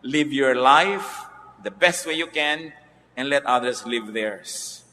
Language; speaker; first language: English; non-native, local second language; Filipino